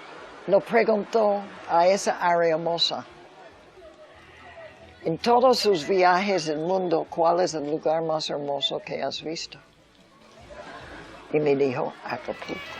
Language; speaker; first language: Spanish; early bilingual, other home language; English